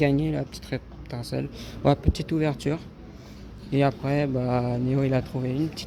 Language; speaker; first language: French; native; French